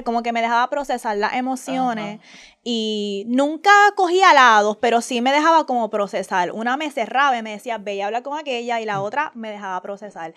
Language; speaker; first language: Spanish; early bilingual, heritage; Spanish